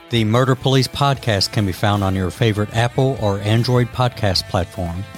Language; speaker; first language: English; native; English